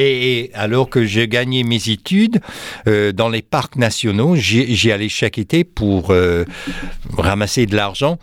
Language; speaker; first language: French; non-native, fluent; English